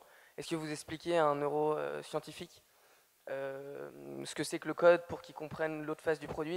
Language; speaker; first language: French; native; French